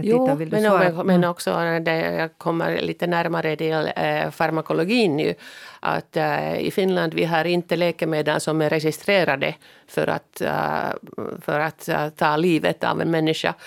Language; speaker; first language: Swedish; non-native, local second language; Finnish